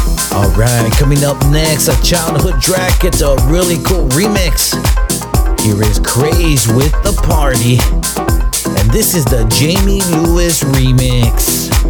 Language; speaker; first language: English; native; English